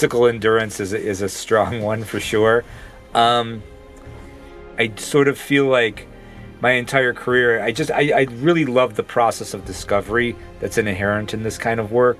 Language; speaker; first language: English; native; English